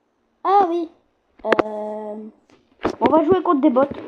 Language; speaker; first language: French; native; French